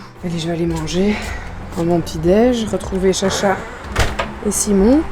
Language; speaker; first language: French; native; French